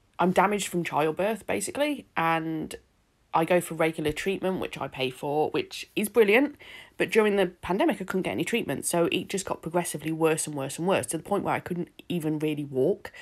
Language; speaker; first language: English; native; English